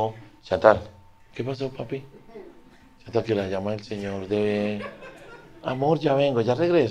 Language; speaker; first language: Spanish; native; Spanish